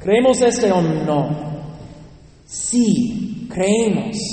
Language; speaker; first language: Spanish; non-native, learner; English